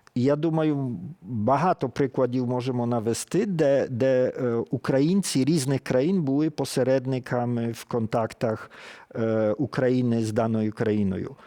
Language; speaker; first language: Ukrainian; early bilingual, heritage; Ukrainian